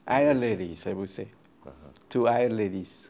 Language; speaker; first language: English; non-native, fluent; Thai